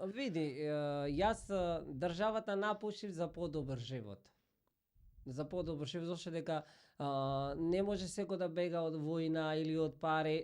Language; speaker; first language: Macedonian; non-native, fluent; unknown